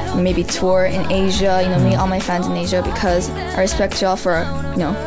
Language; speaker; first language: English; early bilingual, other home language; Japanese